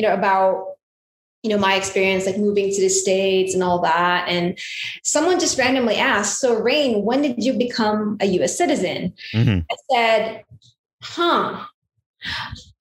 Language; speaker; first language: English; non-native, local second language; Filipino